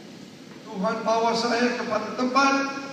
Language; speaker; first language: Indonesian; non-native, learner; English